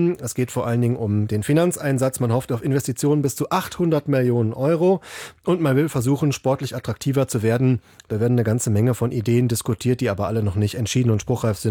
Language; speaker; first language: German; native; German